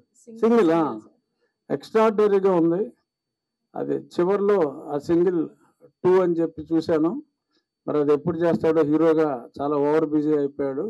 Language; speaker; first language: Telugu; native; Telugu